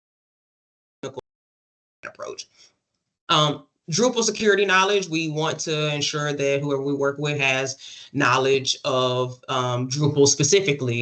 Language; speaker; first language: English; native; English